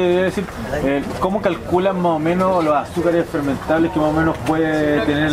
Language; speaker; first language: Spanish; native; Spanish